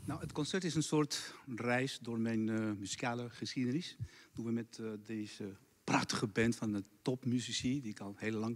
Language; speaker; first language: Dutch; non-native, fluent; Spanish